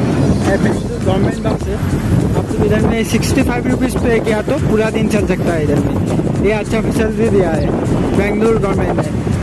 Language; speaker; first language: Hindi; non-native, local second language; Assamese